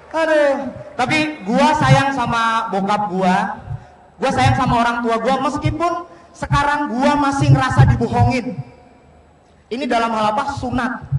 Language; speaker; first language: Indonesian; native; Indonesian